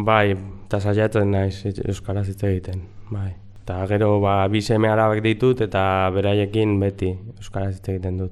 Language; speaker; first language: Basque; non-native, local second language; Spanish